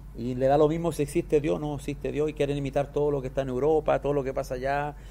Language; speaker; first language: Spanish; native; Spanish